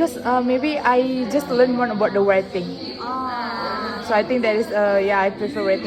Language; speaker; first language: English; non-native, learner; Indonesian